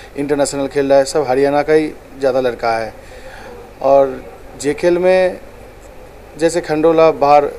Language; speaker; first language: Hindi; non-native, local second language; Bangla